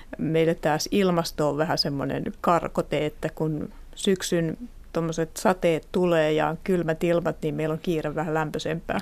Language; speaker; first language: Finnish; native; Finnish